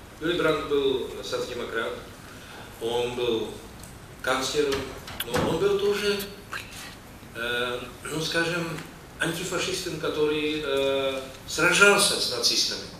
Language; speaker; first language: Russian; non-native, fluent; Czech